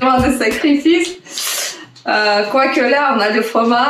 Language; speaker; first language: French; non-native, fluent; Russian